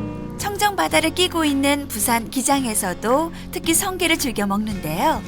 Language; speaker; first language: Korean; native; Korean